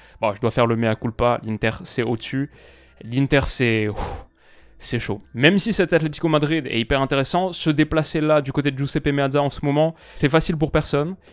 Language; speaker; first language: French; native; French